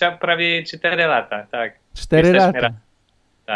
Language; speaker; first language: Polish; non-native, learner; English